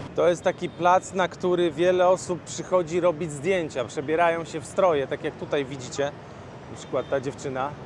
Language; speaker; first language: Polish; native; Polish